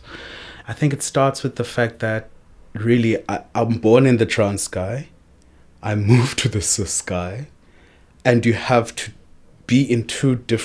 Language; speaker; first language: English; non-native, local second language; Xhosa